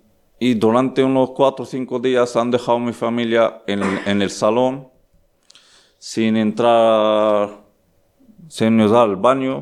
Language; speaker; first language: Spanish; non-native, learner; Arabic